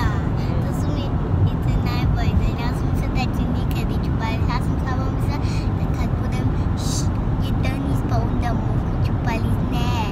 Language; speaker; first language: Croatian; early bilingual, heritage; Croatian